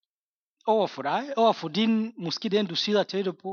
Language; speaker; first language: Danish; non-native, fluent; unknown